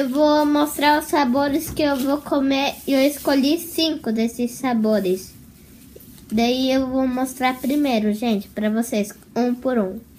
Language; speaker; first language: Portuguese; early bilingual, heritage; Portuguese